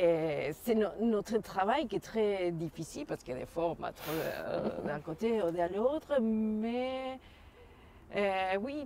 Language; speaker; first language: French; non-native, fluent; Spanish